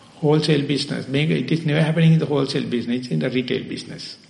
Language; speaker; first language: English; non-native, local second language; Sinhala